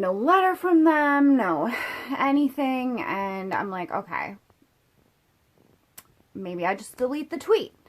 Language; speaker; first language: English; native; English